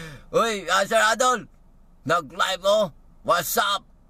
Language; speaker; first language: English; non-native, local second language; Filipino